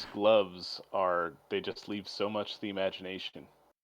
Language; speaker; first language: English; native; English